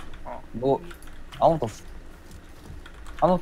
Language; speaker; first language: Japanese; non-native, learner; Korean